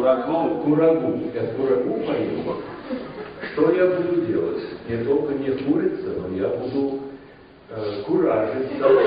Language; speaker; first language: Russian; non-native, fluent; English